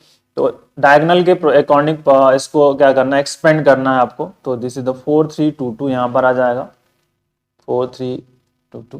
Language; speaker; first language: Hindi; native; Hindi